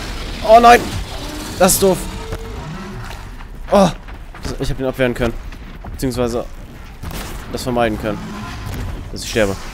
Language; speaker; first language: German; native; German